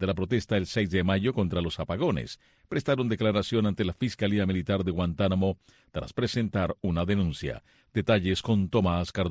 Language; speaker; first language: Spanish; native; Spanish